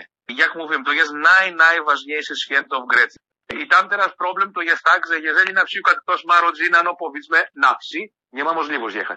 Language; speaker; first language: Polish; non-native, fluent; Greek